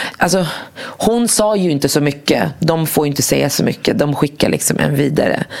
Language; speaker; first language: Swedish; early bilingual, other home language; Arabic